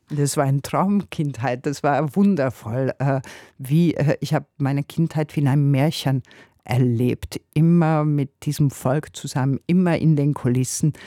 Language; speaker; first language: German; non-native, fluent; Hungarian